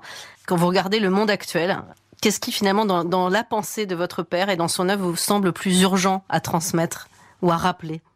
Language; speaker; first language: French; native; French